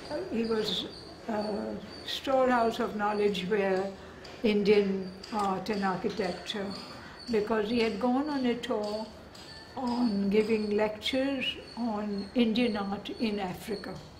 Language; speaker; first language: English; non-native, local second language; Bangla